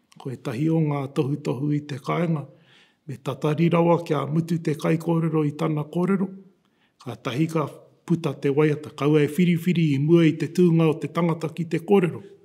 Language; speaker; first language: Māori; native; Māori